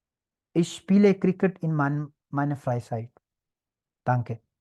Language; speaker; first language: German; non-native, learner; Punjabi